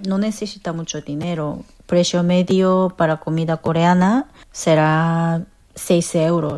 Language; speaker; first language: Spanish; non-native, learner; Korean